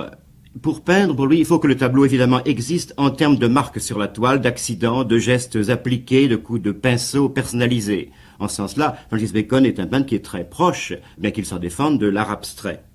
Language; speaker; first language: French; native; French